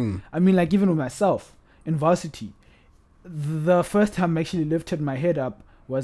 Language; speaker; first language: English; non-native, local second language; Northern Sotho